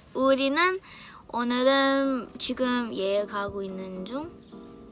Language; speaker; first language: Korean; early bilingual, heritage; English